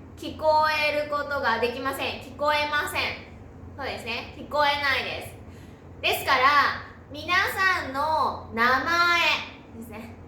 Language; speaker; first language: Japanese; native; Japanese